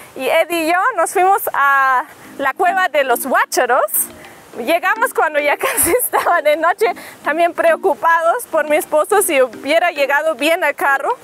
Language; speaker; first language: Spanish; native; Spanish